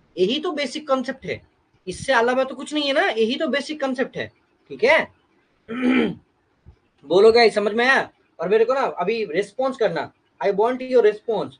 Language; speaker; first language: Hindi; non-native, local second language; Bangla